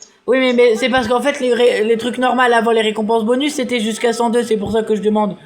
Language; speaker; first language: French; native; French